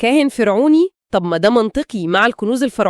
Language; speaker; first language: Arabic; native; Arabic